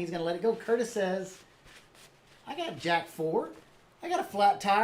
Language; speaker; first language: English; native; English